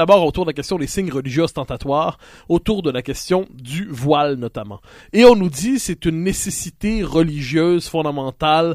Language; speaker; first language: French; native; French